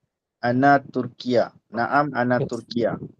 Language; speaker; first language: Arabic; non-native, learner; Malay